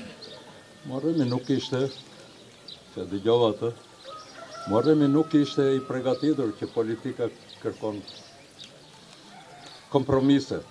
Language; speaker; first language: Albanian; native; Albanian